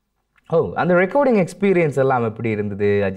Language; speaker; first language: Tamil; native; Tamil